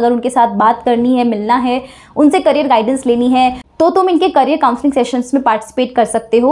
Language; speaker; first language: Hindi; native; Hindi